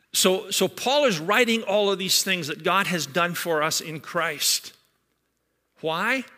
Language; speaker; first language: English; native; English